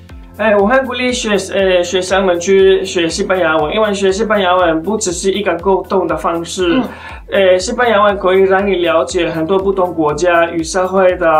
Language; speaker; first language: Chinese; non-native, fluent; Spanish